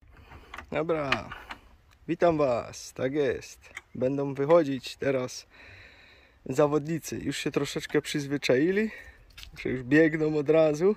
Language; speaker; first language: Polish; native; Polish